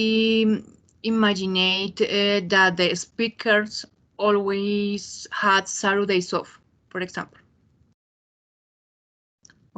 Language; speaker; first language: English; non-native, fluent; Spanish